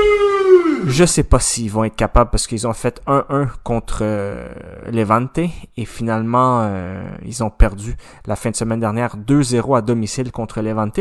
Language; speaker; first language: French; native; French